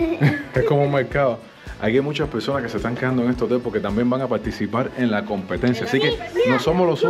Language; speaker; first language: Spanish; native; Spanish